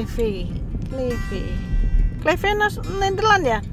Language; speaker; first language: Dutch; non-native, learner; Indonesian